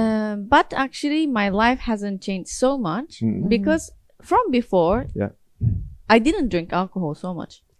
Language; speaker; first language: English; non-native, fluent; Japanese